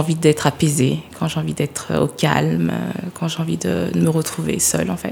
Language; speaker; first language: French; early bilingual, other home language; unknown